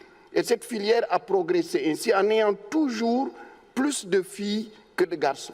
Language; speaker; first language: French; non-native, local second language; Wolof